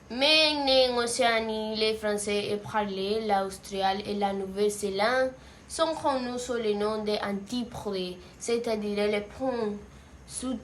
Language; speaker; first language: French; non-native, learner; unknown